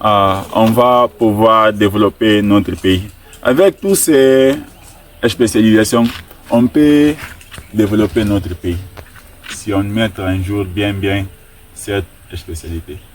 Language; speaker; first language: French; non-native, learner; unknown